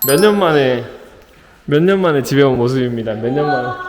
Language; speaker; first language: Korean; native; Korean